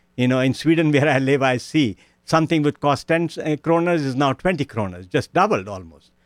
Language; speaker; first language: English; non-native, local second language; Punjabi